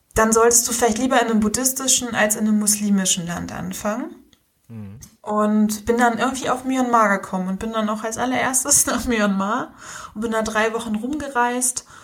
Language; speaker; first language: German; native; German